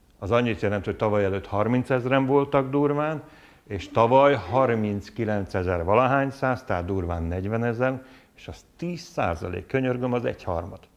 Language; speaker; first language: Hungarian; native; Hungarian